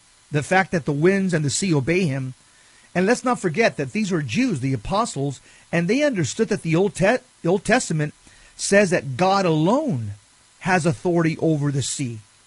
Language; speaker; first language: English; native; English